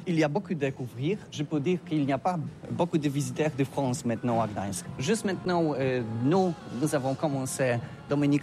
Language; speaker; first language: French; non-native, learner; Polish